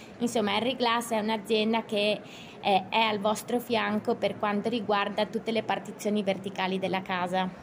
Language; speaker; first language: Italian; native; Italian